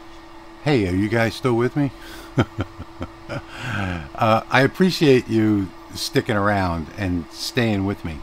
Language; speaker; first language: English; native; English